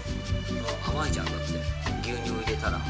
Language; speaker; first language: Japanese; native; Japanese